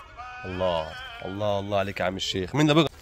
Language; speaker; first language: Arabic; native; Arabic